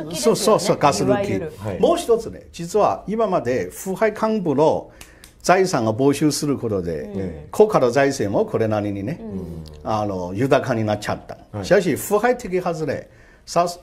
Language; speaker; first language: Japanese; non-native, fluent; Chinese